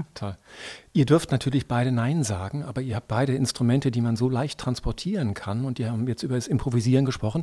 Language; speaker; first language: German; native; German